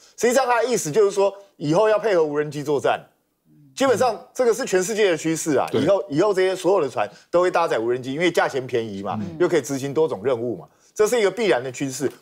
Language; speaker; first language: Chinese; native; Chinese